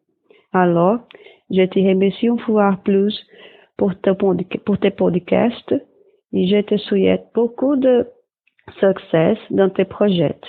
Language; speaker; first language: French; non-native, fluent; Portuguese